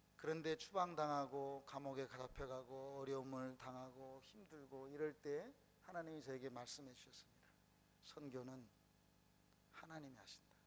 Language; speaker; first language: Korean; native; Korean